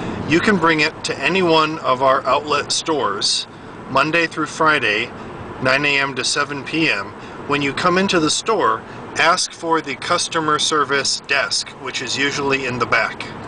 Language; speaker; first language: English; native; English